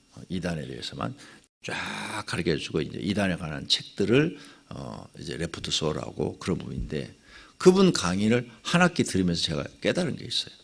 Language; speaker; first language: Korean; native; Korean